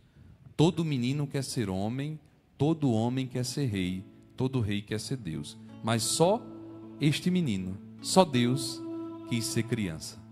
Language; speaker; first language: Portuguese; native; Portuguese